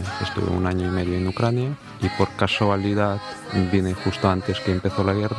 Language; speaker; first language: Spanish; non-native, fluent; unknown